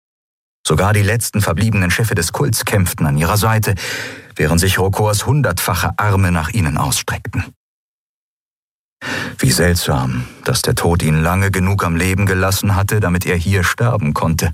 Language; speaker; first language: German; native; German